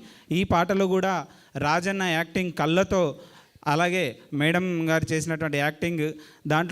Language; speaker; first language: Telugu; native; Telugu